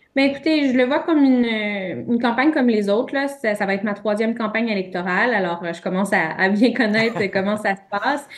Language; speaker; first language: French; native; French